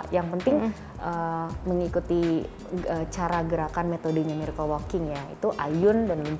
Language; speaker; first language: Indonesian; native; Indonesian